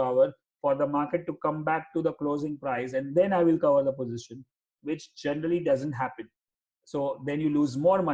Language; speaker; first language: English; non-native, local second language; Hindi